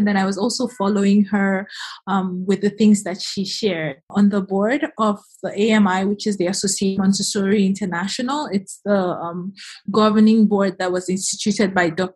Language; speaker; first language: English; non-native, local second language; Igbo